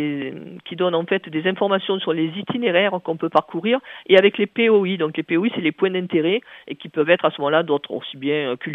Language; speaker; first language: French; native; French